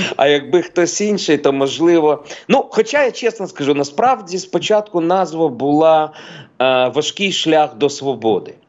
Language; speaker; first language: Ukrainian; non-native, local second language; Russian